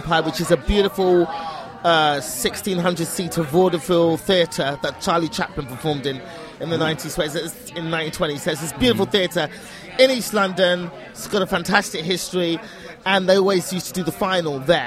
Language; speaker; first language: English; native; English